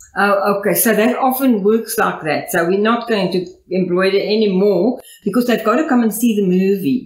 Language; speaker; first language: English; non-native, local second language; Afrikaans